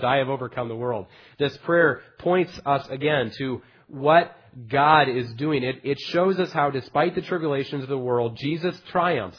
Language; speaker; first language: English; native; English